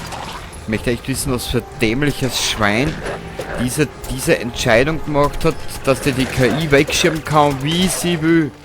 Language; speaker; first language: German; native; German